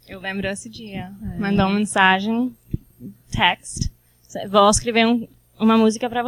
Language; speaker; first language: Portuguese; non-native, fluent; Spanish